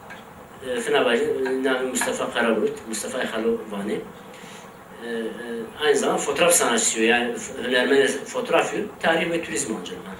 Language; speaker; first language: Turkish; non-native, local second language; Zaza